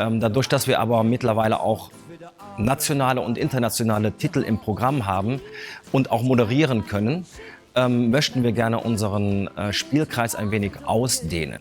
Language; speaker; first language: German; native; German